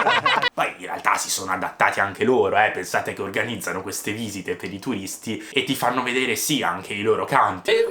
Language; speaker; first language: Italian; native; Italian